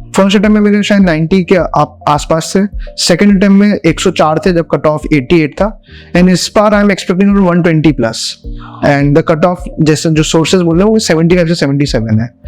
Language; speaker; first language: Hindi; native; Hindi